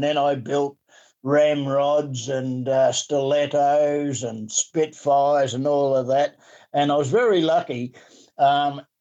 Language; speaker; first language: English; native; English